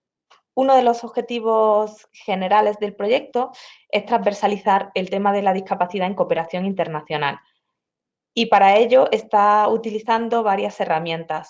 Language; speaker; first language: Spanish; native; Spanish